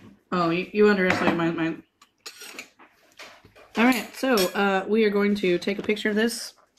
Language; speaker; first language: English; native; English